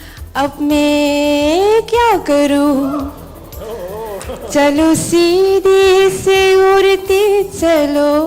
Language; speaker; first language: Hindi; non-native, local second language; Manipuri